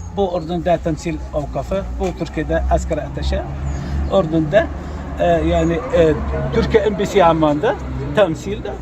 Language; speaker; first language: Turkish; non-native, learner; Arabic